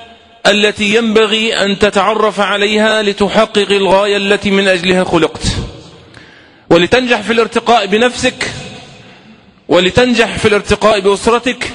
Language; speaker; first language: Arabic; native; Arabic